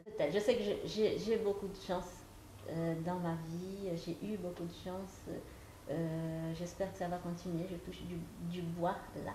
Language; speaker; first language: French; non-native, fluent; Portuguese